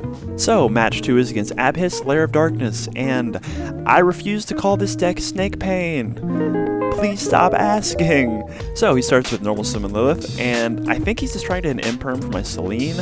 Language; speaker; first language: English; native; English